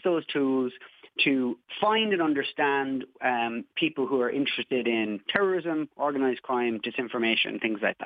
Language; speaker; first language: English; native; English